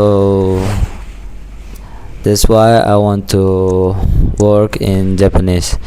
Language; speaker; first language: English; non-native, learner; Indonesian